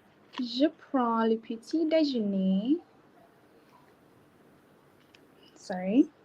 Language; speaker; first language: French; non-native, learner; English